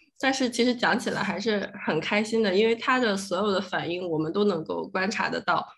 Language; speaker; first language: Chinese; native; Chinese